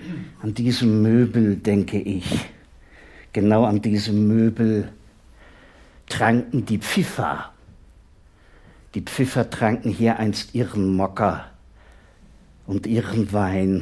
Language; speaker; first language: German; native; German